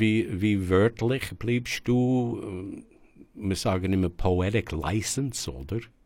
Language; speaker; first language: German; non-native, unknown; English